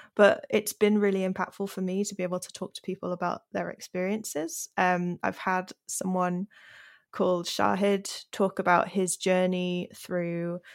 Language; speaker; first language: English; native; English